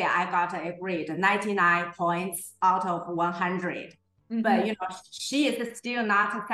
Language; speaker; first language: English; non-native, fluent; Chinese